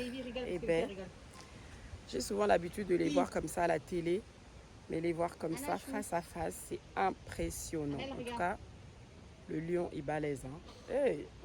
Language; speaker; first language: French; native; French